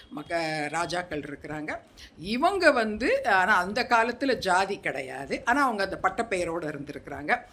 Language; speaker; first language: Tamil; non-native, local second language; Telugu